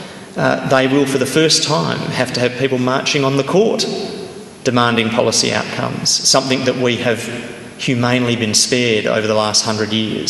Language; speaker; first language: English; native; English